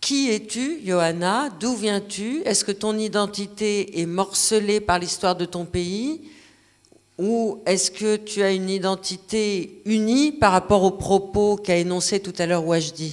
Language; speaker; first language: French; native; French